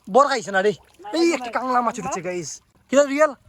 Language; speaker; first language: Bangla; non-native, local second language; Sylheti